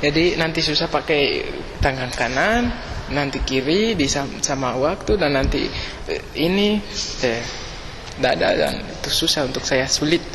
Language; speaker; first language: Indonesian; non-native, learner; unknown